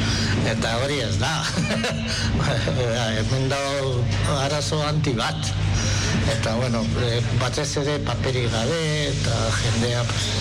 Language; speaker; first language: Basque; non-native, local second language; Spanish